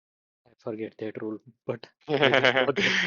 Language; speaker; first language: English; non-native, fluent; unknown